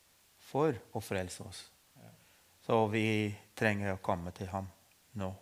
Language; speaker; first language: Norwegian; non-native, fluent; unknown